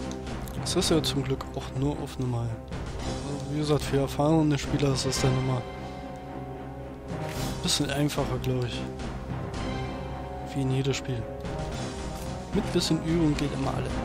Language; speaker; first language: German; native; German